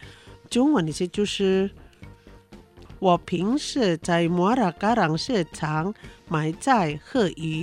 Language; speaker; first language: Chinese; non-native, fluent; Indonesian